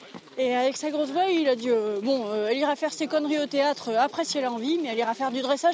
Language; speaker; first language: French; native; French